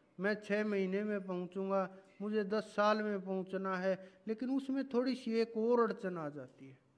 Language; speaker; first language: Hindi; native; Hindi